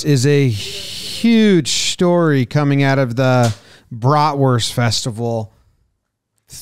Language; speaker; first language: English; native; English